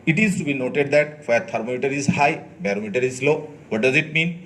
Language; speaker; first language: English; non-native, local second language; Bangla